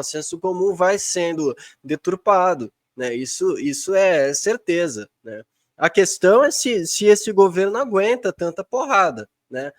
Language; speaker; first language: Portuguese; native; Portuguese